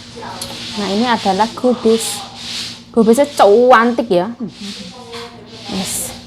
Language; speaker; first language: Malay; non-native, local second language; Javanese